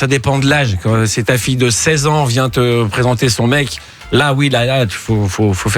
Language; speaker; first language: French; native; French